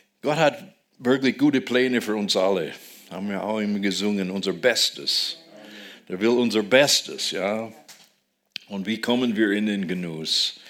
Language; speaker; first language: German; non-native, fluent; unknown